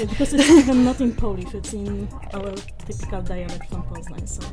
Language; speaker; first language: English; non-native, learner; Polish